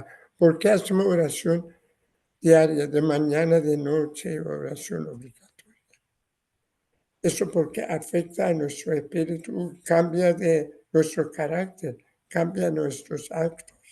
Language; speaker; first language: Spanish; non-native, learner; Persian